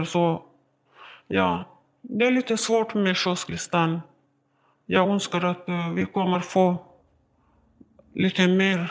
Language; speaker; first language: Swedish; non-native, learner; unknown